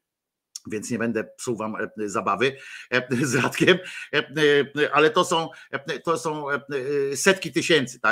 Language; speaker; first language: Polish; native; Polish